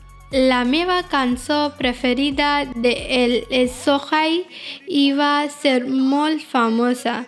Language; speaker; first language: Catalan; non-native, learner; Punjabi